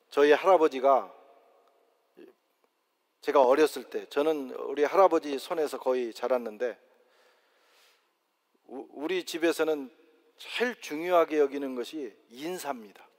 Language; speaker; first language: Korean; native; Korean